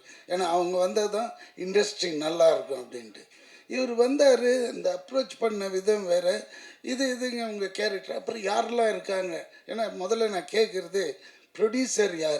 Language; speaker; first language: Tamil; native; Tamil